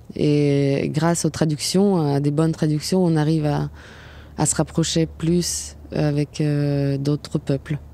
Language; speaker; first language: French; non-native, fluent; Ukrainian